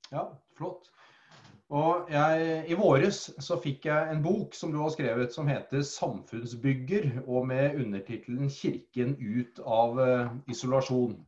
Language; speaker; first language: Norwegian; native; Norwegian